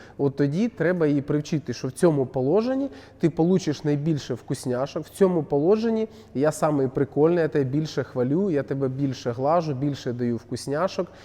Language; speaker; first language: Ukrainian; non-native, local second language; Russian